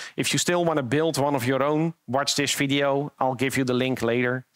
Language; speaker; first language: English; non-native, fluent; Dutch